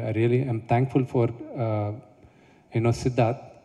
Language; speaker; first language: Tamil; non-native, local second language; Telugu